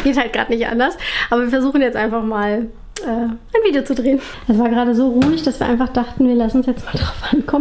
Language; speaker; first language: German; native; German